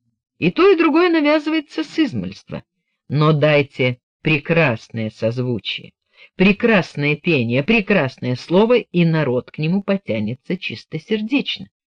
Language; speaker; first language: Russian; native; Russian